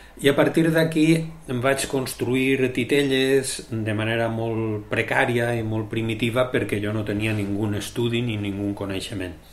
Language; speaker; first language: Catalan; native; Catalan